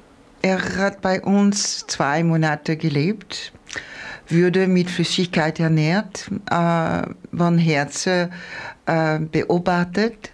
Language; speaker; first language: German; non-native, fluent; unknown